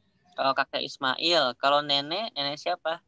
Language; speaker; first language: Indonesian; native; Indonesian